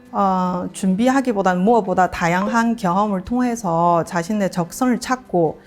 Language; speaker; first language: Korean; non-native, fluent; Chinese